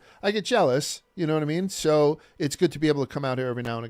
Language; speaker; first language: English; native; English